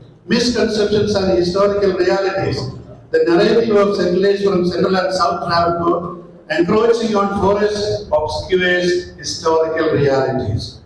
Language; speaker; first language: English; non-native, local second language; Malayalam